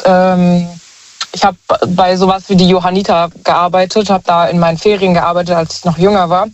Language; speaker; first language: German; native; German